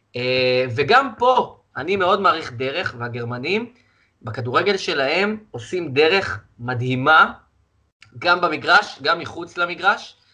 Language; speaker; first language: Hebrew; native; Hebrew